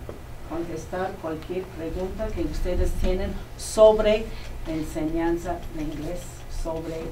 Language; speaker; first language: Spanish; non-native, fluent; English